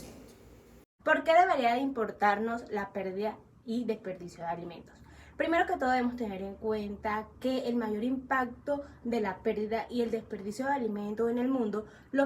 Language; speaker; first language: Spanish; native; Spanish